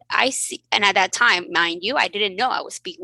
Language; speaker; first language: English; early bilingual, other home language; Spanish